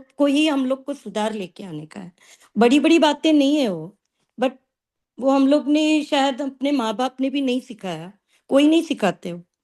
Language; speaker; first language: Hindi; non-native, local second language; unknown